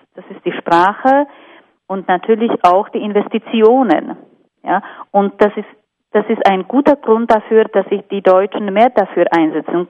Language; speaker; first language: German; non-native, fluent; Slovak